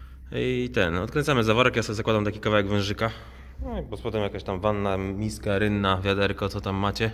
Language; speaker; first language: Polish; native; Polish